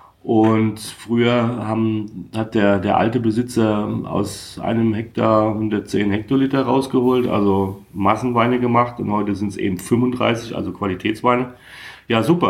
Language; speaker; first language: German; native; German